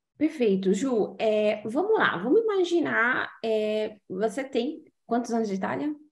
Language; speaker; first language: Portuguese; native; Portuguese